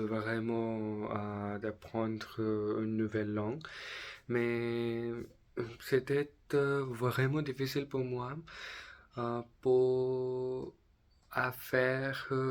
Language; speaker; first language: French; non-native, learner; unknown